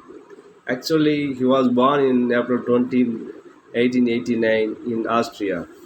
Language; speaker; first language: English; non-native, local second language; Tamil